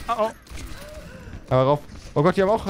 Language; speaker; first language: German; native; German